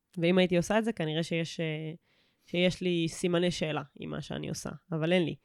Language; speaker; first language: Hebrew; native; Hebrew